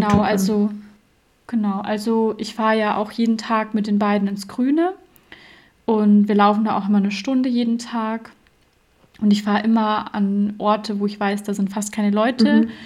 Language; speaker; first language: German; native; German